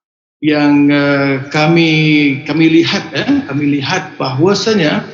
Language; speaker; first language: Indonesian; native; Indonesian